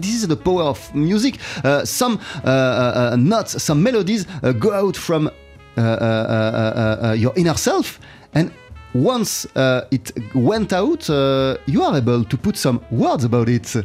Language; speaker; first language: English; non-native, fluent; French